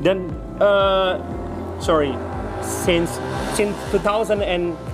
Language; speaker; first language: English; non-native, learner; Indonesian